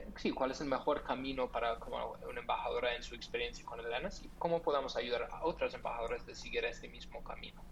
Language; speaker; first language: Spanish; non-native, fluent; English